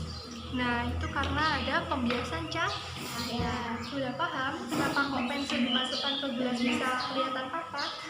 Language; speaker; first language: Indonesian; native; Indonesian